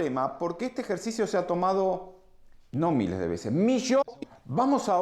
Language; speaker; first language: Spanish; native; Spanish